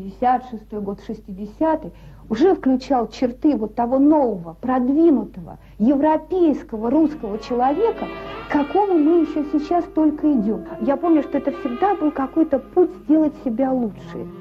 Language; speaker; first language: Russian; native; Russian